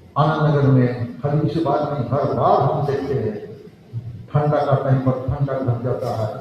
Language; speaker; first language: Hindi; non-native, local second language; Bangla